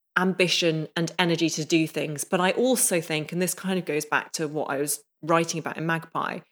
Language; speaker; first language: English; native; English